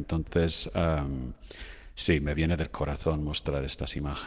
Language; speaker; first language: Spanish; non-native, fluent; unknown